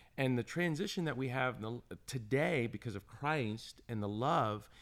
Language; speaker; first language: English; native; English